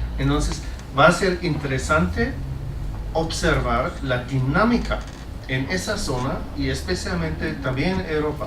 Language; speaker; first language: Spanish; non-native, fluent; German